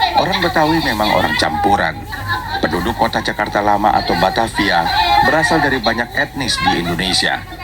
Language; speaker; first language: Indonesian; native; Indonesian